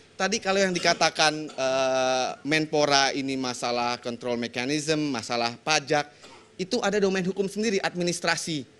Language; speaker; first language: Indonesian; native; Indonesian